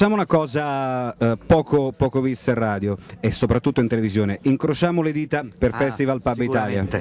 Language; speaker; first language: Italian; native; Italian